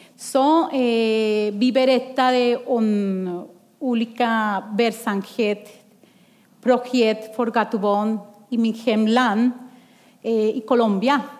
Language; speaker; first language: Swedish; non-native, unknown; Spanish